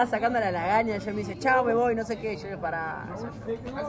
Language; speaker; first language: Spanish; native; Spanish